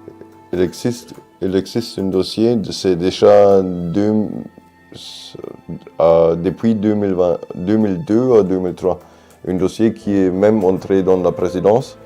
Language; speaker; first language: French; non-native, fluent; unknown